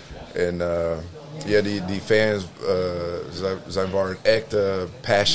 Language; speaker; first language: Dutch; non-native, learner; English